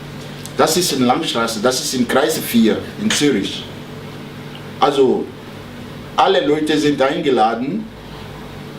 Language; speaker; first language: German; non-native, learner; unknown